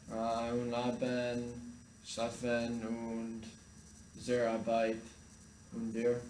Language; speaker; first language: German; non-native, learner; English